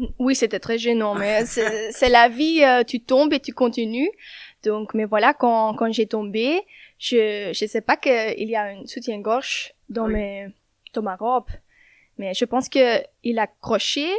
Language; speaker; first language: French; non-native, learner; Dutch